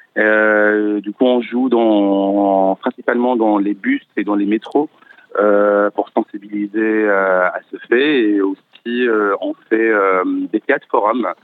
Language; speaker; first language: French; non-native, local second language; Arabic